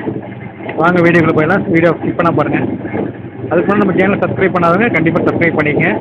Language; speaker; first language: Tamil; native; Tamil